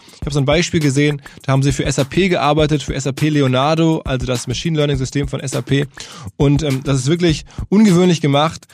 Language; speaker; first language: German; native; German